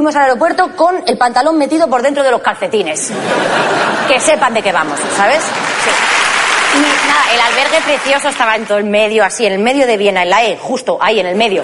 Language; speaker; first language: Spanish; native; Spanish